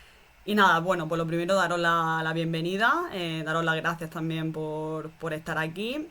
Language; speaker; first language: Spanish; native; Spanish